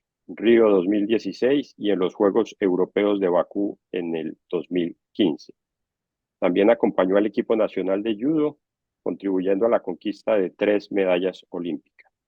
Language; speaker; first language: Spanish; native; Spanish